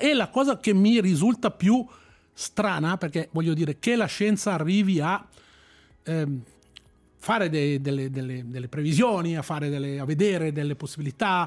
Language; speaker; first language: Italian; native; Italian